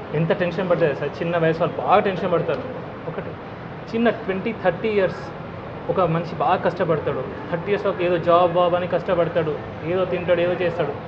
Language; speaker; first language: Telugu; non-native, fluent; Hindi